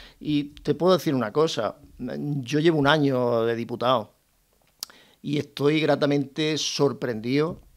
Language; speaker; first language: Spanish; native; Spanish